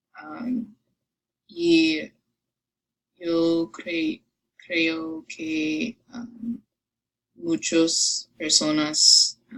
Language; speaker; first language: Spanish; non-native, learner; English